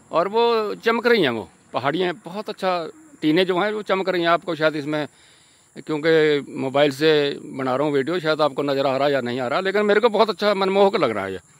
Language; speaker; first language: Hindi; non-native, local second language; Punjabi